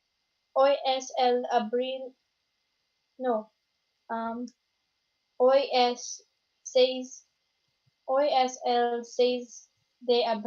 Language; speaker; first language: Spanish; non-native, learner; English